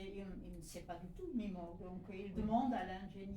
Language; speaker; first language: French; non-native, fluent; Dutch